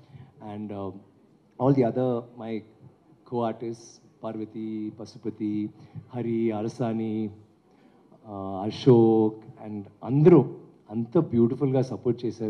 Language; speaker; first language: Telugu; non-native, learner; Tamil